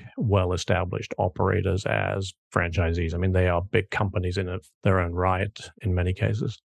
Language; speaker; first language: English; native; English